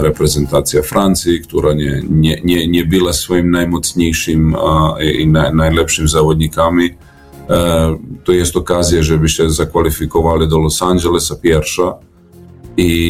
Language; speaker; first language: Polish; non-native, fluent; Serbian